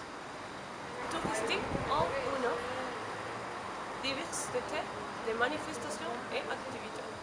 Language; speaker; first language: French; non-native, learner; Spanish